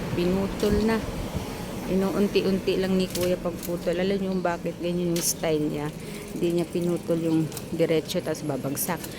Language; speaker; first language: Filipino; native; Filipino